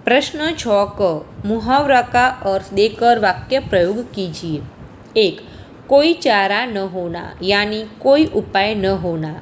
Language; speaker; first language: Hindi; non-native, local second language; Gujarati